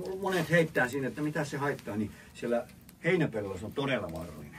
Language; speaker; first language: Finnish; native; Finnish